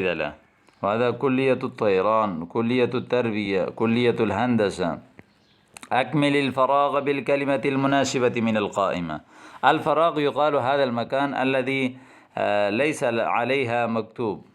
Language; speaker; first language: Arabic; non-native, fluent; Urdu